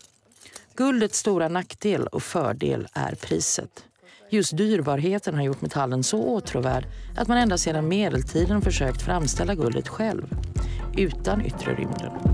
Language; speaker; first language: Swedish; native; Swedish